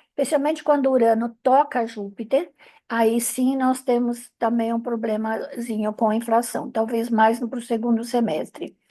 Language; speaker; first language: Portuguese; non-native, fluent; Italian